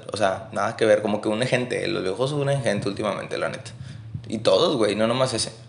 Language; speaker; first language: Spanish; native; Spanish